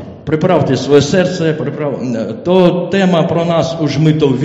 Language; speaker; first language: Czech; non-native, learner; Ukrainian